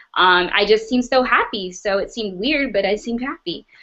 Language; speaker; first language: English; native; English